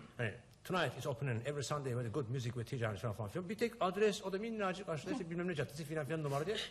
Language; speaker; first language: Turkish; native; Turkish